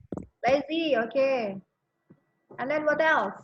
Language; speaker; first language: English; non-native, fluent; Indonesian